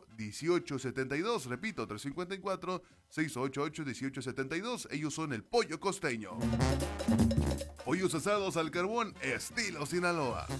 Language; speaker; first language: Spanish; native; Spanish